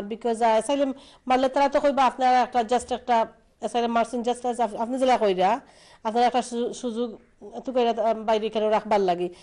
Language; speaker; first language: Bangla; early bilingual, heritage; Bangla